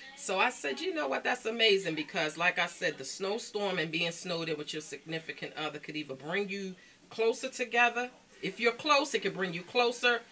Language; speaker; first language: English; native; English